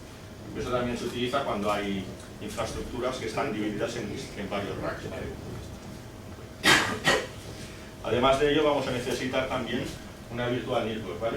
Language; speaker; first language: Spanish; native; Spanish